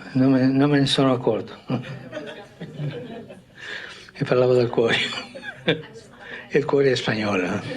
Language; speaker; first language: Italian; non-native, fluent; Spanish